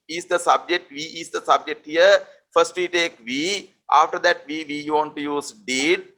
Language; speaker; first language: English; non-native, local second language; Sinhala